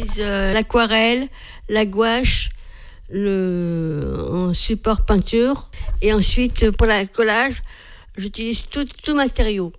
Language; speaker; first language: French; native; French